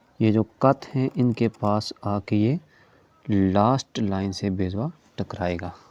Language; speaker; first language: Urdu; non-native, local second language; Punjabi